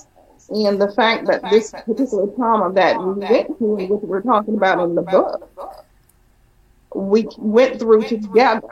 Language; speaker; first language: English; native; English